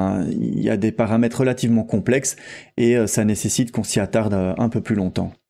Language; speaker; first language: French; native; French